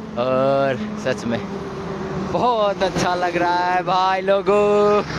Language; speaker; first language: Hindi; native; Hindi